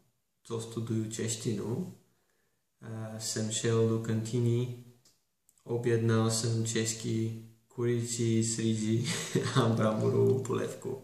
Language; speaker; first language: Czech; non-native, learner; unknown